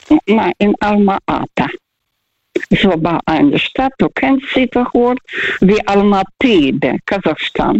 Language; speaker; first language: German; non-native, fluent; Russian